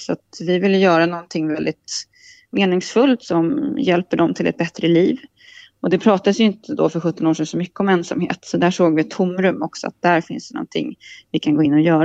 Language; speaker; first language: Swedish; native; Swedish